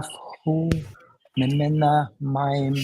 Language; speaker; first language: Hebrew; non-native, learner; English